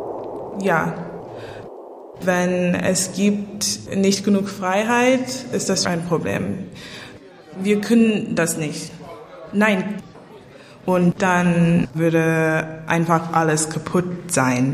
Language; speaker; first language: German; non-native, learner; English